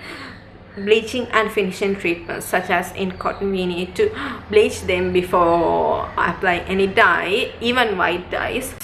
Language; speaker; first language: English; non-native, local second language; Sinhala